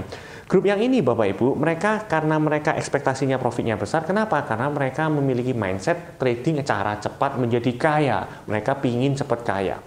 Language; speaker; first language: Indonesian; native; Indonesian